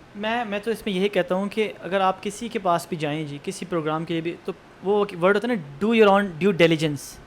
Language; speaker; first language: Urdu; native; Urdu